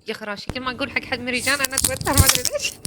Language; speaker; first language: Arabic; native; Arabic